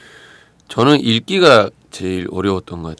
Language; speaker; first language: Korean; non-native, fluent; Turkish